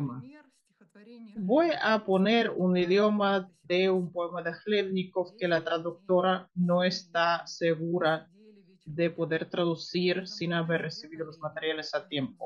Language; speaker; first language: Spanish; non-native, fluent; Russian